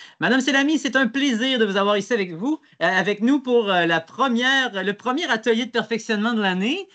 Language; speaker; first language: French; native; French